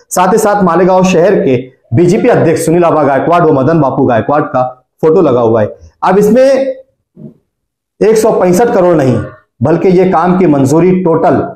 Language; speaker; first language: Hindi; non-native, local second language; Urdu